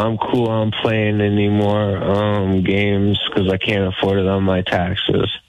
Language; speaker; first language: English; native; English